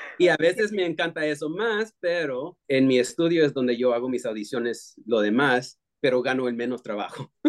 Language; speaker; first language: Spanish; early bilingual, heritage; Spanish